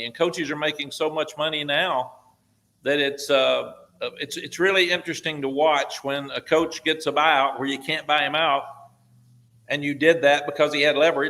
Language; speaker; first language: English; native; English